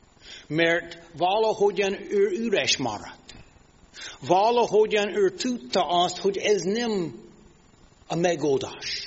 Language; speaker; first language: Hungarian; non-native, fluent; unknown